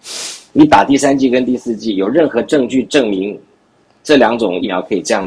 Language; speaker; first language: Chinese; native; Chinese